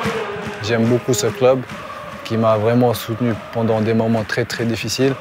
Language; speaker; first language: French; non-native, local second language; Arabic